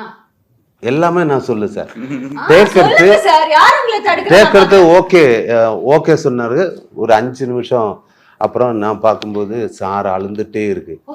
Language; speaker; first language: Tamil; non-native, learner; Malayalam